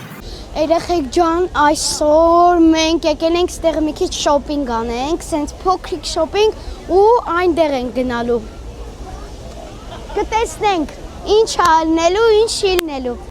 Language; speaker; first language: Armenian; early bilingual, heritage; Armenian